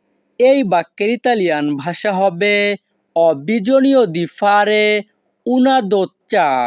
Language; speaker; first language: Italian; non-native, fluent; Bangla